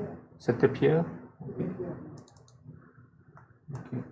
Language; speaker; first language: French; non-native, fluent; Korean